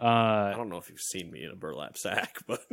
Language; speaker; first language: English; native; English